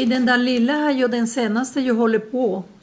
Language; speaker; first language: Swedish; non-native, fluent; Spanish